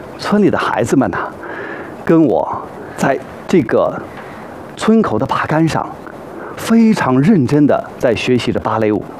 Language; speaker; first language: Chinese; native; Chinese